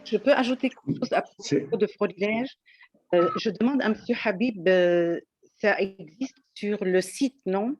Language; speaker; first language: French; non-native, local second language; Arabic